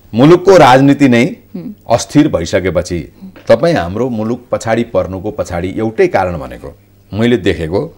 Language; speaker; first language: Nepali; native; Nepali